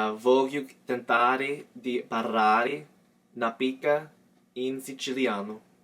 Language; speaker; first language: Italian; non-native, learner; English